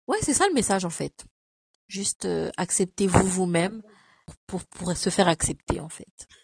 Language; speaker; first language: French; early bilingual, other home language; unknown